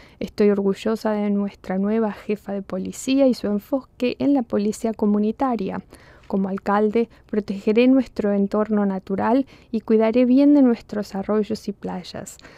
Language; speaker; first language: Spanish; early bilingual, heritage; Spanish